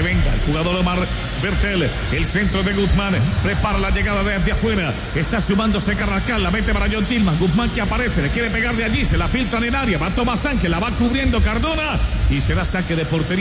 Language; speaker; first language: Spanish; native; Spanish